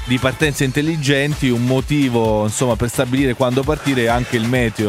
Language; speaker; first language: Italian; native; Italian